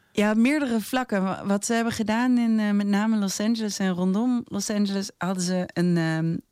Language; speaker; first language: Dutch; native; Dutch